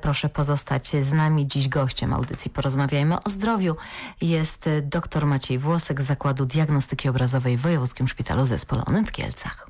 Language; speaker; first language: Polish; native; Polish